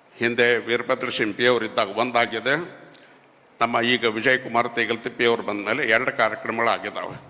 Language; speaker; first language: Kannada; native; Kannada